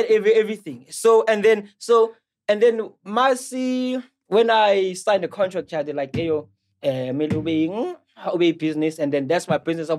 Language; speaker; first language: English; non-native, local second language; Zulu